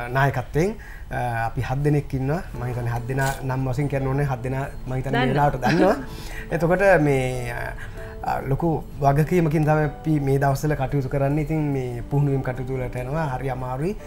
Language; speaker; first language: Sinhala; native; Sinhala